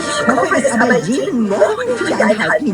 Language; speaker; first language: German; non-native, fluent; English